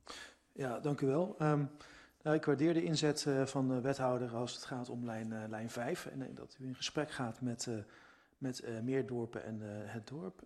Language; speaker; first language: Dutch; native; Dutch